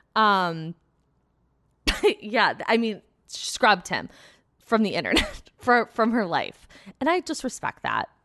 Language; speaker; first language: English; native; English